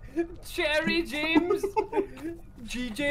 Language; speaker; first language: English; native; English